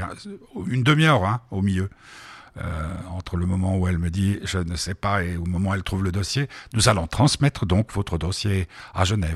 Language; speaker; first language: French; native; French